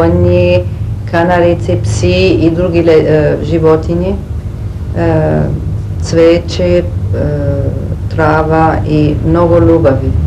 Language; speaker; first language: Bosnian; early bilingual, heritage; Bosnian